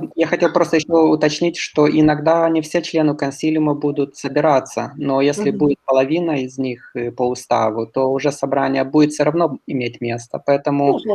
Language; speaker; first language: Russian; non-native, local second language; Romanian